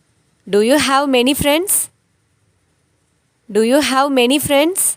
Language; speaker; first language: English; non-native, local second language; Tamil